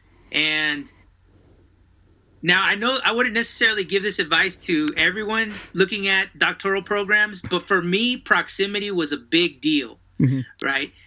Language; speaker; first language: English; early bilingual, other home language; Spanish